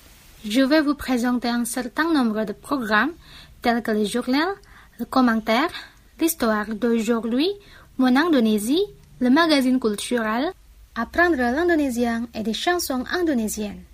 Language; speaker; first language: French; non-native, fluent; Indonesian